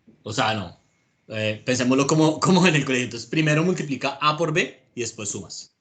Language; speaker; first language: Spanish; native; Spanish